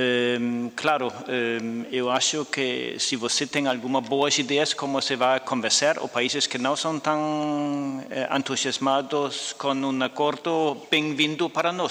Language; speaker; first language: Portuguese; non-native, fluent; Danish